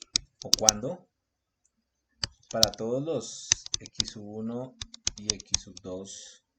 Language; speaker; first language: Spanish; native; Spanish